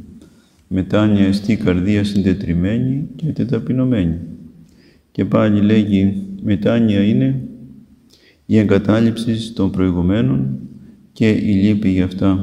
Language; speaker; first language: Greek; native; Greek